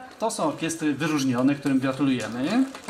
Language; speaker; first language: Polish; native; Polish